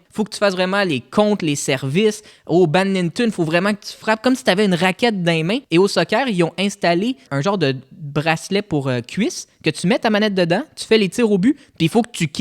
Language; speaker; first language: French; native; French